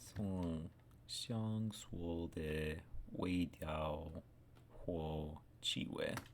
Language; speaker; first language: Chinese; non-native, learner; English